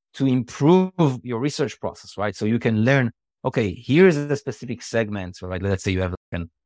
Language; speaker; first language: English; non-native, fluent; Hebrew